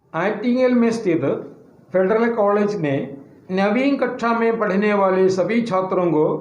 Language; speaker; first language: Hindi; non-native, local second language; Malayalam